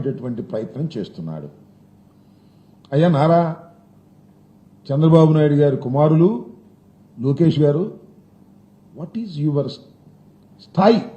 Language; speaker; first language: Telugu; native; Telugu